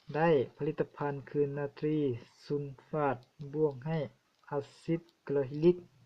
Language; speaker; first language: Lao; non-native, local second language; Hmong